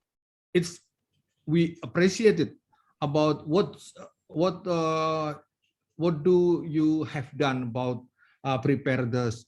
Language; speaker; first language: English; non-native, learner; Indonesian